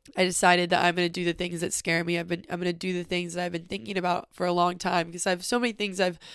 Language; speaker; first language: English; native; English